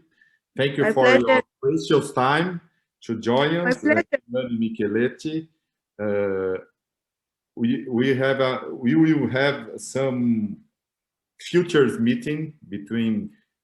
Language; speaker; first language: English; non-native, learner; Portuguese